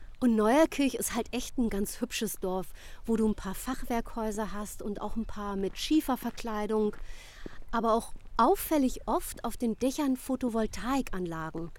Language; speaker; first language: German; native; German